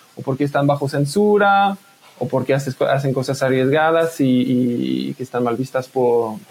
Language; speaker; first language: Spanish; non-native, fluent; French